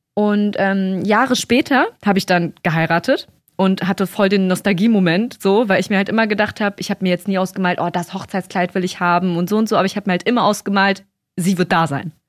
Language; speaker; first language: German; early bilingual, other home language; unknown